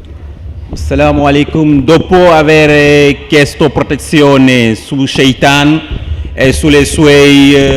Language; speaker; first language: Italian; non-native, fluent; Wolof